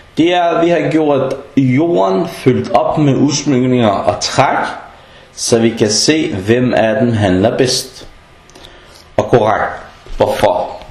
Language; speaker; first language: Danish; non-native, fluent; Arabic